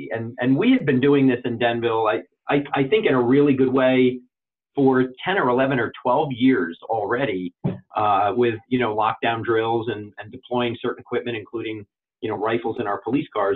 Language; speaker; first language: English; native; English